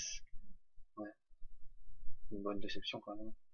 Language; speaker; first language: French; native; French